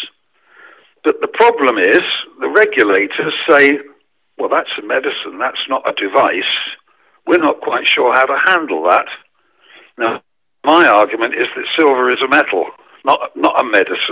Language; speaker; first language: English; native; English